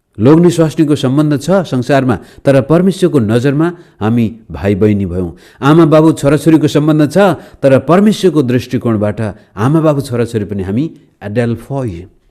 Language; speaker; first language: Nepali; native; Nepali